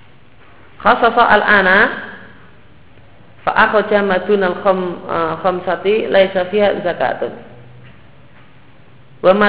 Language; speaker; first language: Arabic; non-native, fluent; Indonesian